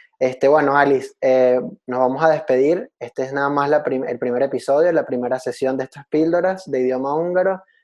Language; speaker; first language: Spanish; native; Spanish